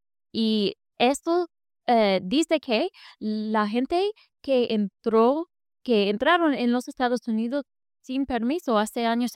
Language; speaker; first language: Spanish; non-native, fluent; English